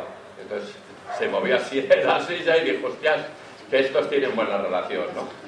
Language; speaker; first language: Spanish; native; Spanish